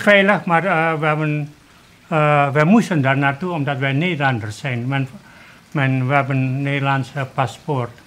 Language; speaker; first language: Dutch; early bilingual, other home language; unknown